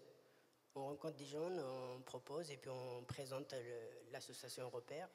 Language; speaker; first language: French; early bilingual, other home language; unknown